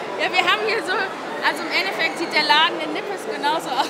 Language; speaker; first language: German; native; German